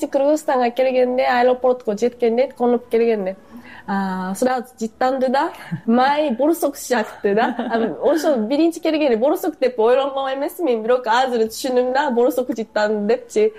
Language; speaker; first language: Kyrgyz; non-native, fluent; Japanese